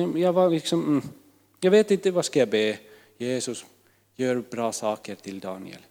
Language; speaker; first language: Swedish; non-native, fluent; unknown